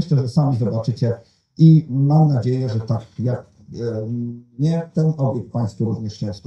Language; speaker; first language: Polish; native; Polish